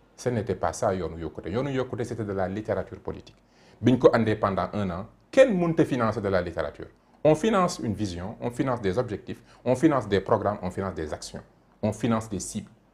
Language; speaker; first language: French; non-native, local second language; Wolof